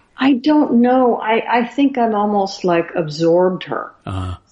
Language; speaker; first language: English; native; English